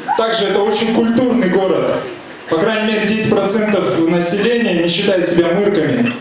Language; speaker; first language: Russian; native; Russian